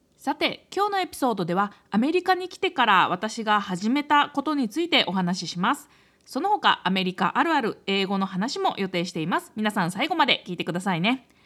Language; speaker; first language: Japanese; native; Japanese